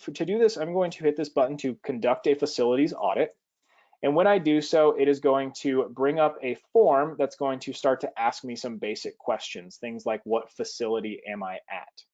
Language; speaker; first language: English; native; English